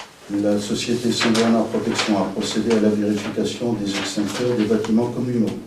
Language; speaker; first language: French; native; French